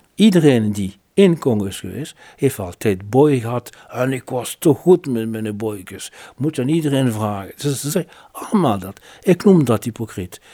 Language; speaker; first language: Dutch; non-native, fluent; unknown